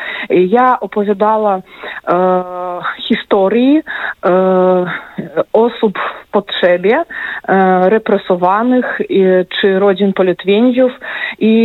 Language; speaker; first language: Polish; non-native, fluent; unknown